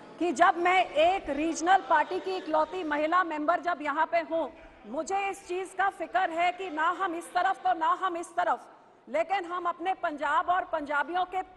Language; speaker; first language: Hindi; non-native, local second language; Punjabi